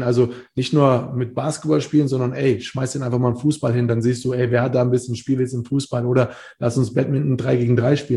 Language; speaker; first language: German; native; German